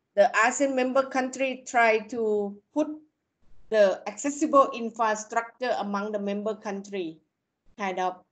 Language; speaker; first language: English; non-native, fluent; Thai